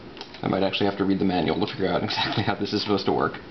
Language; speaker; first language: English; native; English